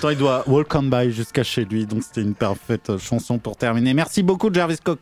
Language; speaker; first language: French; native; French